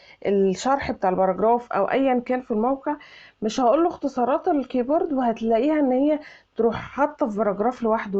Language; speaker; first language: Arabic; native; Arabic